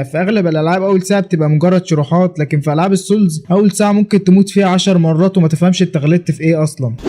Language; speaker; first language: Arabic; native; Arabic